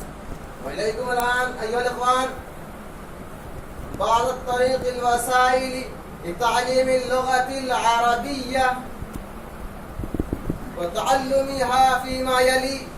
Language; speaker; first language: Arabic; non-native, learner; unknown